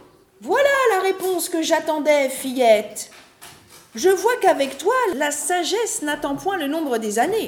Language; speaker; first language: French; native; French